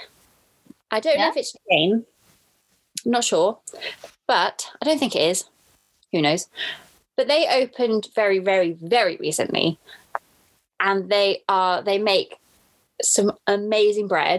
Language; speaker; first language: English; native; English